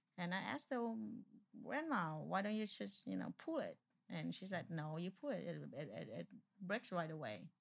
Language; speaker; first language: English; non-native, fluent; Vietnamese